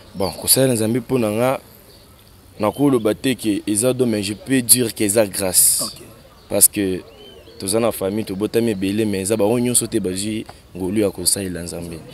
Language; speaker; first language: Lingala; native; Lingala